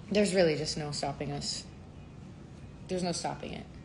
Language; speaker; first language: English; native; English